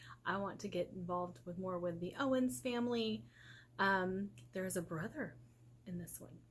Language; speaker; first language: English; native; English